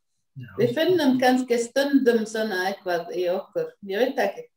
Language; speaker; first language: Icelandic; non-native, learner; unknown